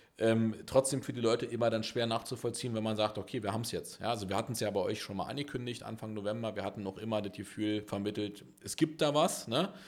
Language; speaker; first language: German; native; German